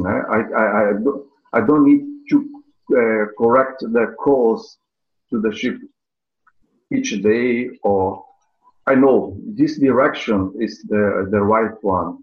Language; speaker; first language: English; non-native, learner; Portuguese